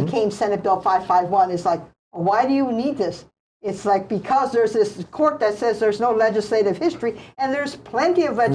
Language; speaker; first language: English; native; English